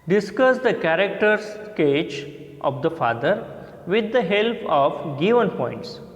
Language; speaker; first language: English; non-native, local second language; Marathi